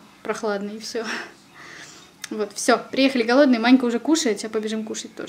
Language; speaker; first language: Russian; native; Russian